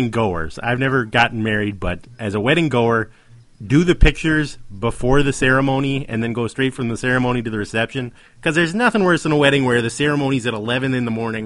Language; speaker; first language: English; native; English